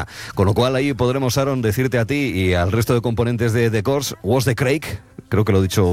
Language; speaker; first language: Spanish; native; Spanish